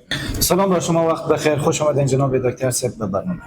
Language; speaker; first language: Persian; native; Persian